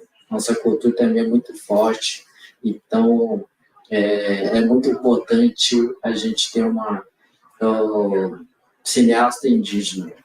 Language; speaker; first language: Portuguese; non-native, local second language; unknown